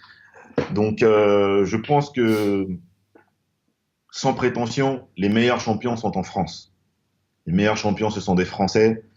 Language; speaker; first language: French; native; French